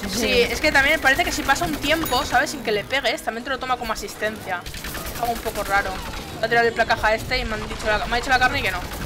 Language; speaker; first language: Spanish; native; Spanish